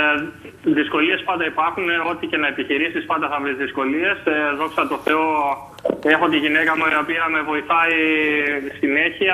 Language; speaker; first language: Greek; native; Greek